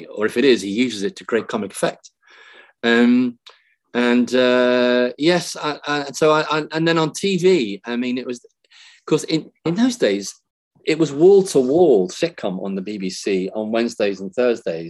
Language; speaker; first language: English; native; English